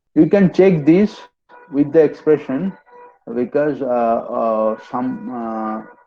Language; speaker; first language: English; non-native, local second language; Bangla